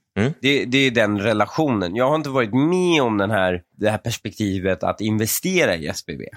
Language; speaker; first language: Swedish; early bilingual, other home language; Persian